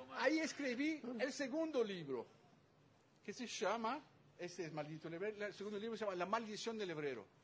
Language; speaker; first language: Spanish; non-native, fluent; Dutch